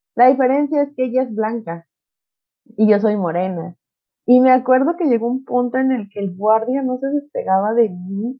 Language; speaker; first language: Spanish; non-native, local second language; Nahuatl languages